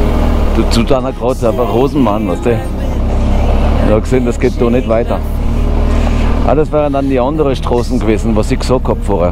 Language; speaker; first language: German; non-native, fluent; French